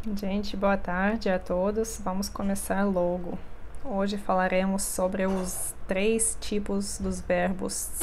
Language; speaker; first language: Portuguese; non-native, fluent; Russian